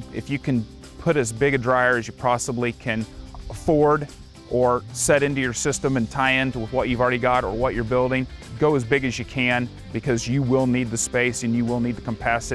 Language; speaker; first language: English; native; English